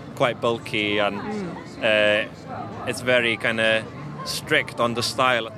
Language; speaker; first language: English; non-native, local second language; Welsh